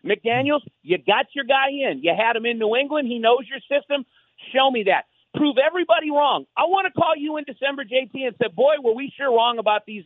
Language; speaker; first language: English; native; English